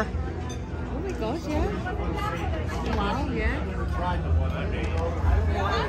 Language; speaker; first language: English; native; English